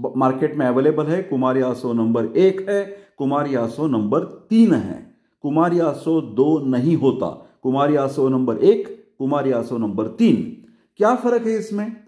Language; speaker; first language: Hindi; non-native, local second language; Marathi